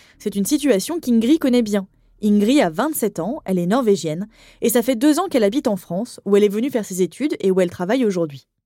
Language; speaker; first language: French; native; French